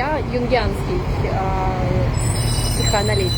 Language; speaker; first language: Russian; native; Russian